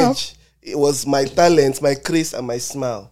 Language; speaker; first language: English; non-native, local second language; Igbo